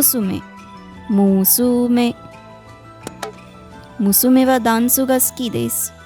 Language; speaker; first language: Japanese; non-native, fluent; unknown